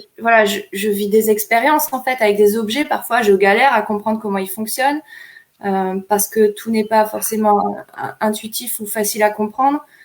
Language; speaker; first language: French; native; French